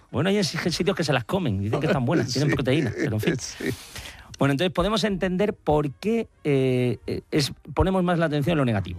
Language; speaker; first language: Spanish; native; Spanish